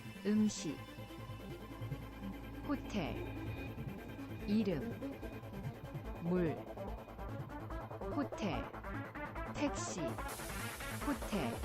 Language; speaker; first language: Korean; non-native, learner; English